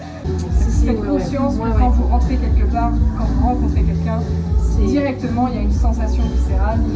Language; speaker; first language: French; native; French